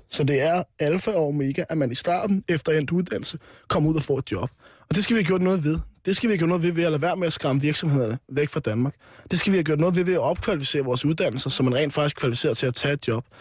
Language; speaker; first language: Danish; native; Danish